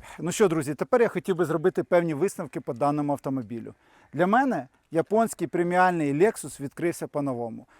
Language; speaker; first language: Ukrainian; non-native, local second language; Russian